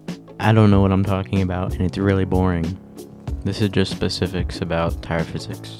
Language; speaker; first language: English; native; English